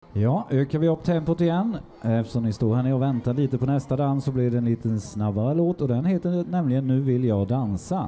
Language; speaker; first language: Swedish; native; Swedish